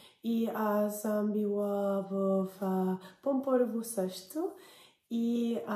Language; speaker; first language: Bulgarian; non-native, learner; English